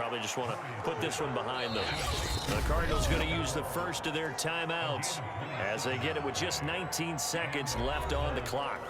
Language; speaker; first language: English; native; English